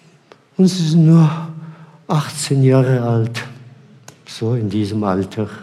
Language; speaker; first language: German; non-native, fluent; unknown